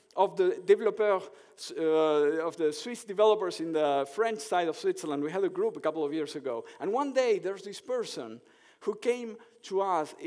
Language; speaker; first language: English; non-native, fluent; Spanish